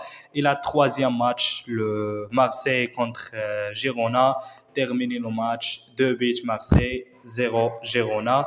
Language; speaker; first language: French; non-native, learner; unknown